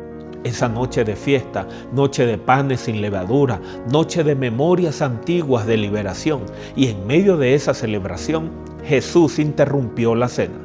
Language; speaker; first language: Spanish; native; Spanish